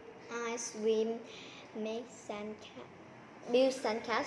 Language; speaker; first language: English; non-native, learner; Vietnamese